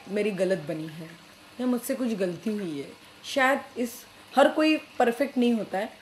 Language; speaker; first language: Hindi; non-native, local second language; Marathi